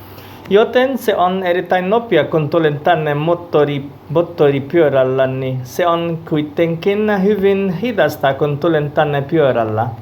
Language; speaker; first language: Finnish; non-native, learner; Portuguese